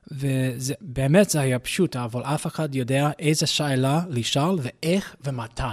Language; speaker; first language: Hebrew; non-native, learner; English